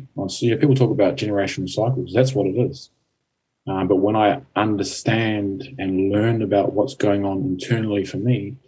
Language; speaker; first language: English; native; English